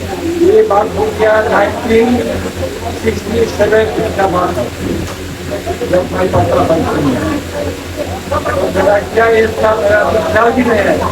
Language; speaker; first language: Hindi; non-native, local second language; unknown